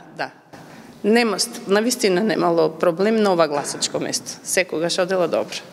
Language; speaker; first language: Macedonian; native; Macedonian